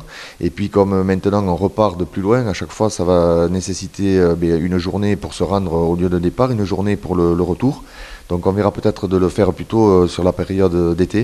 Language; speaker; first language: French; native; French